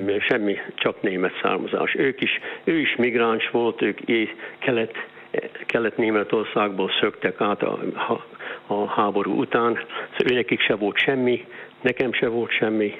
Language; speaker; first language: Hungarian; early bilingual, heritage; Hungarian